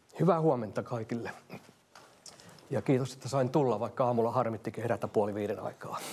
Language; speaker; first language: Finnish; native; Finnish